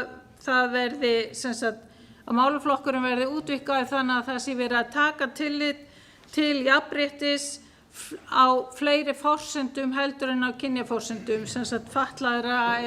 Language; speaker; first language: Icelandic; native; Icelandic